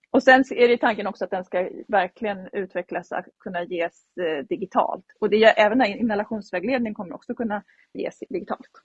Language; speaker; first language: Swedish; native; Swedish